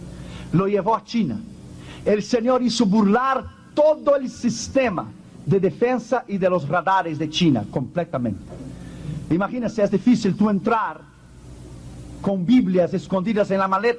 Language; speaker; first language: Spanish; non-native, fluent; Portuguese